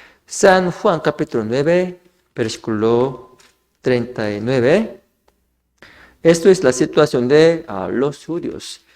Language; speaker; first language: Spanish; non-native, fluent; Korean